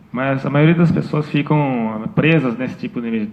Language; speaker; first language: Portuguese; native; Portuguese